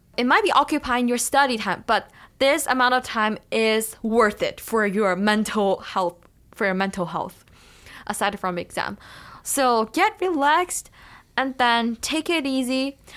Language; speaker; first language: English; non-native, fluent; Chinese